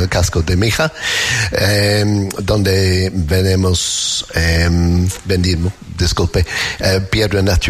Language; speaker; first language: Spanish; non-native, learner; English